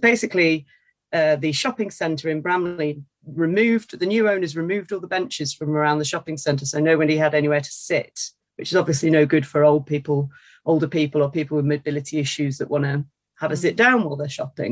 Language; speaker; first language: English; native; English